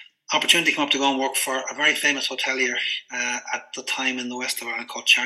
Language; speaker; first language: English; native; English